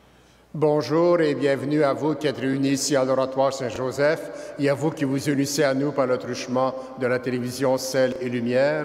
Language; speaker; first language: French; native; French